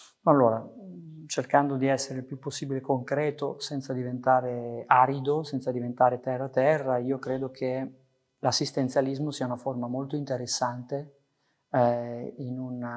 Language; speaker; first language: Italian; early bilingual, other home language; Persian